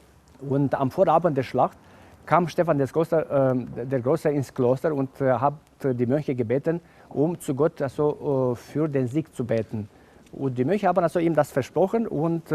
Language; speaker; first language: German; non-native, fluent; Romanian